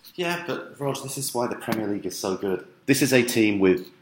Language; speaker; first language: English; native; English